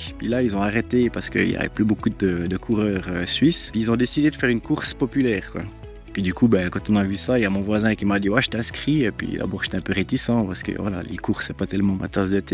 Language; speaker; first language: French; native; French